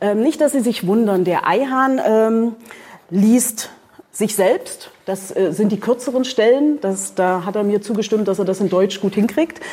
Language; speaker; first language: German; native; German